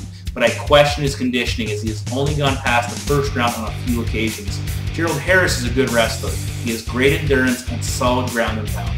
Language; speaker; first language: English; native; English